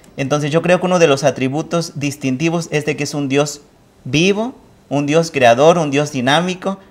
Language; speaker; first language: Spanish; native; Spanish